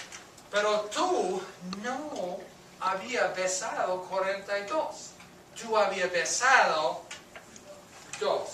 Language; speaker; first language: Spanish; non-native, fluent; English